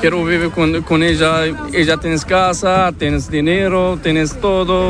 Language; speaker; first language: Spanish; non-native, learner; Arabic